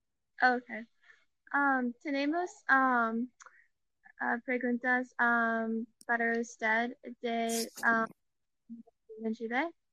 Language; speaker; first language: Spanish; non-native, learner; English